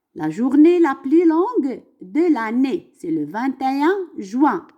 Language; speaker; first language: French; non-native, local second language; Arabic